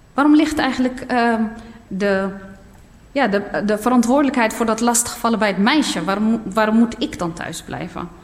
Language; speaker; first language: Dutch; early bilingual, other home language; Berber languages